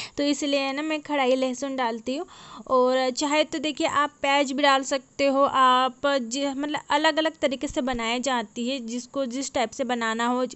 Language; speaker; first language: Hindi; non-native, local second language; Marathi